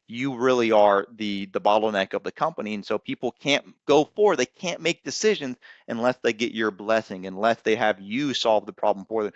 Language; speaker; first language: English; native; English